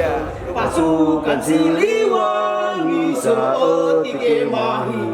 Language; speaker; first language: Indonesian; native; Indonesian